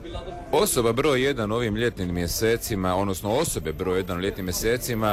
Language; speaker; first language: Serbian; native; Serbian